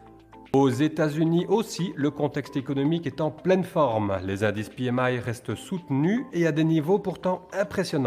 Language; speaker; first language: French; native; French